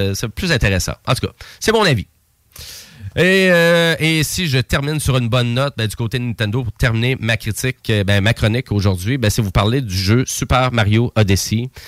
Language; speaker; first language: French; native; French